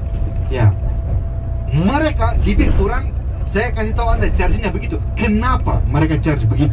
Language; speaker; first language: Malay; non-native, fluent; Turkish